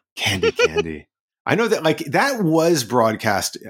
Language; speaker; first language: English; native; English